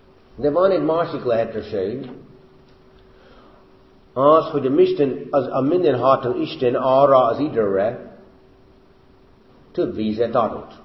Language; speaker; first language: Hungarian; non-native, fluent; English